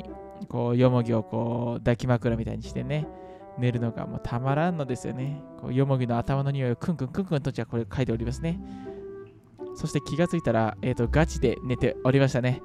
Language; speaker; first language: Japanese; native; Japanese